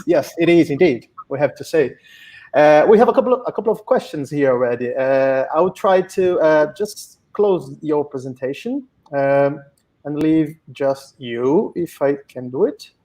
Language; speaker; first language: English; non-native, fluent; Portuguese